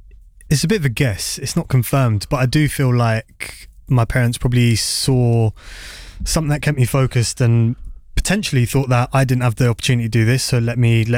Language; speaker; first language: English; native; English